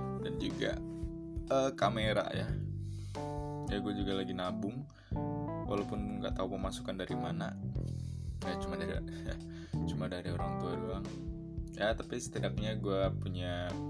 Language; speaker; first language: Indonesian; native; Indonesian